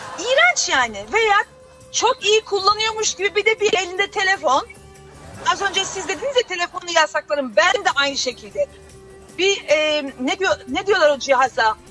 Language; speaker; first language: Turkish; non-native, fluent; French